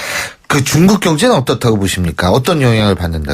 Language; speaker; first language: Korean; native; Korean